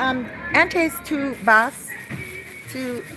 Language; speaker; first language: Spanish; non-native, learner; English